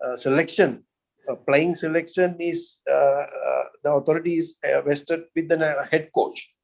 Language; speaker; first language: English; non-native, local second language; Sinhala